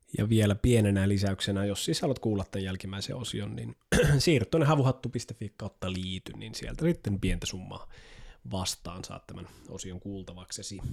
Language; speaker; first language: Finnish; native; Finnish